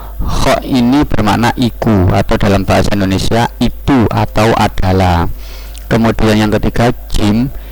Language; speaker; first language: Indonesian; non-native, local second language; Javanese